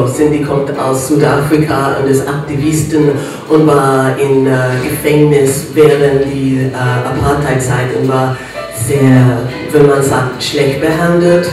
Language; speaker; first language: German; non-native, fluent; English